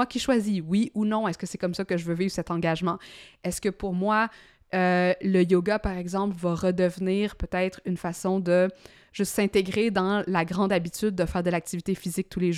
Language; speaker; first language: French; native; French